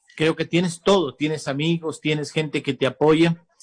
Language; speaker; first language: Spanish; native; Spanish